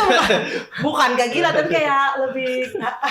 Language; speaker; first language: Indonesian; native; Indonesian